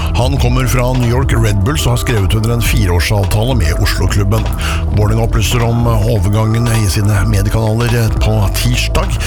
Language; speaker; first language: Norwegian; native; Norwegian